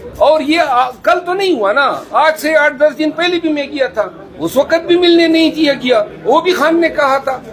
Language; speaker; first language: Urdu; non-native, local second language; Pashto